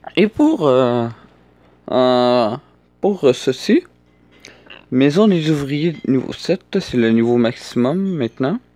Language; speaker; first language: French; native; French